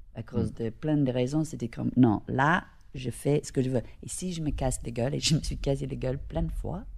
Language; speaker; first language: French; non-native, fluent; English